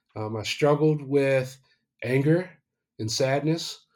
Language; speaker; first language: English; native; English